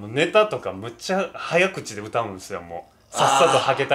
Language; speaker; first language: Japanese; native; Japanese